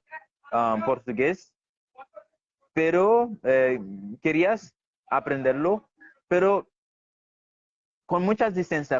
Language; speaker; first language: Spanish; non-native, fluent; Haitian Creole